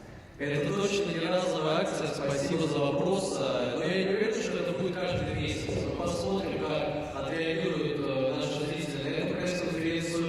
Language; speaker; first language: Russian; native; Russian